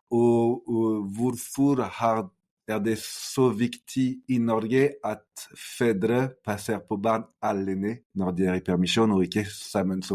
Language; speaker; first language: Norwegian; non-native, fluent; French